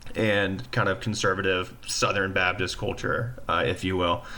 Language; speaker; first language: English; native; English